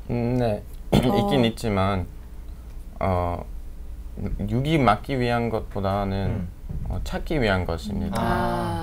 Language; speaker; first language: Korean; non-native, fluent; English